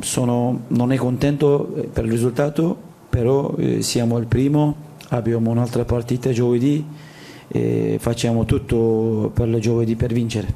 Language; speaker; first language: Italian; non-native, learner; Turkish